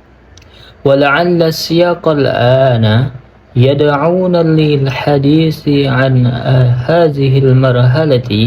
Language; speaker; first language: Arabic; non-native, learner; Indonesian